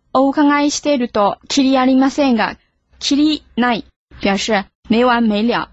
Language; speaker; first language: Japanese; non-native, fluent; Chinese